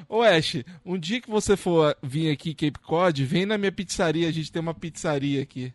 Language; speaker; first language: Portuguese; native; Portuguese